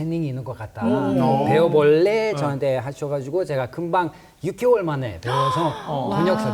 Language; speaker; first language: Korean; non-native, fluent; Russian